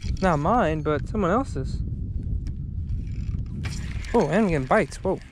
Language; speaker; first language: English; native; English